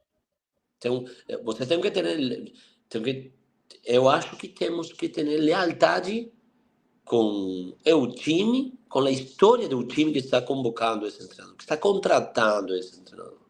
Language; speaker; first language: Portuguese; non-native, fluent; Spanish